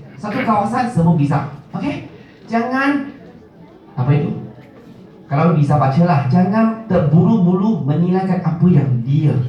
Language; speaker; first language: Malay; non-native, local second language; Min Nan Chinese